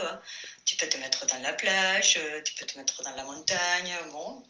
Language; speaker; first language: French; non-native, fluent; Spanish